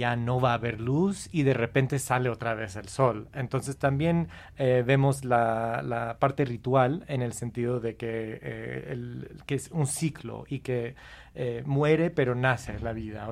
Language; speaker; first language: Spanish; non-native, fluent; English